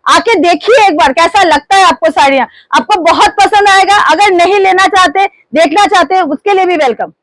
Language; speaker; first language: Hindi; non-native, local second language; Bangla